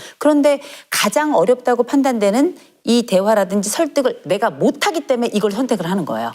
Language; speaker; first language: Korean; native; Korean